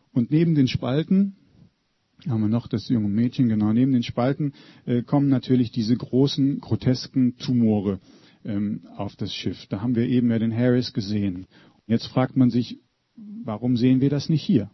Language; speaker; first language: German; native; German